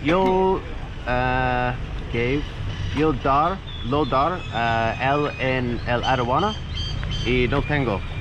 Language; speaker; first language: Spanish; non-native, learner; English